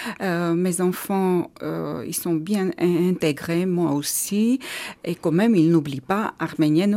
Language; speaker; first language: French; non-native, learner; Armenian